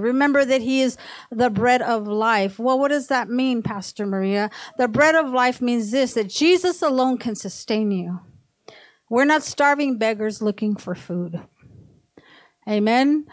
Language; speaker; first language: English; early bilingual, other home language; Spanish